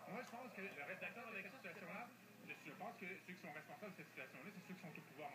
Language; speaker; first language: French; native; French